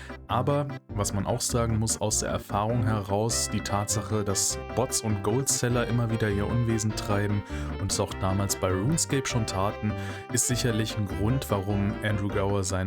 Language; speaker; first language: German; native; German